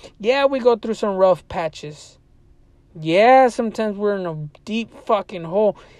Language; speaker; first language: English; early bilingual, other home language; Spanish